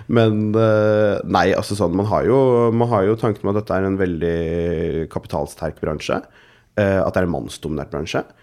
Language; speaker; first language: Norwegian; early bilingual, other home language; Urdu